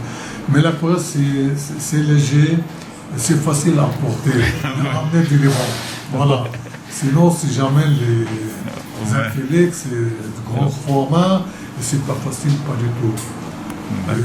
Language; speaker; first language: French; non-native, local second language; Arabic